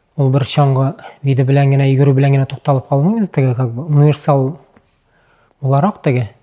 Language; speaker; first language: Tatar; early bilingual, other home language; Uzbek